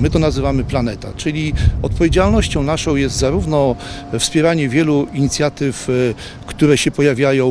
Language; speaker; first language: Polish; native; Polish